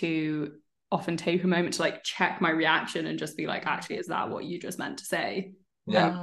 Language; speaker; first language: English; native; English